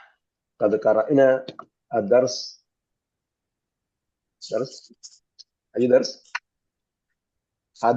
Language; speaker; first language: Arabic; non-native, fluent; Malayalam